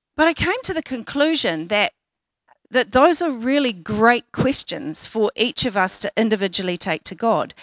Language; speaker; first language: English; native; English